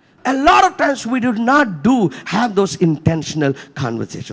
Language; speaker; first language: English; non-native, local second language; Tamil